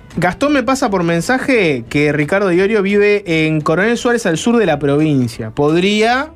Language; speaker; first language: Spanish; native; Spanish